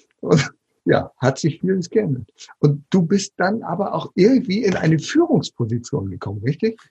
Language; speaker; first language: German; native; German